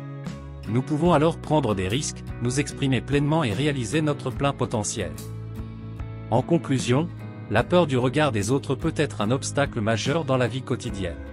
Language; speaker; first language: French; native; French